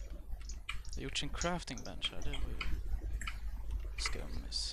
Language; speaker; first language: Swedish; native; Swedish